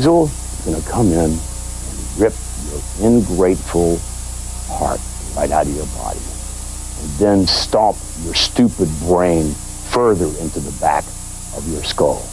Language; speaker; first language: English; native; English